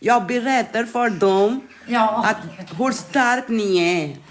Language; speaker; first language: Swedish; non-native, learner; Urdu